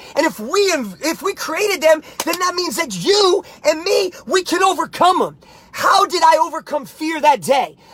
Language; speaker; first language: English; native; English